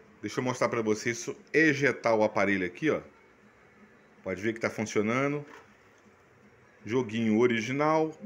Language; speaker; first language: Portuguese; native; Portuguese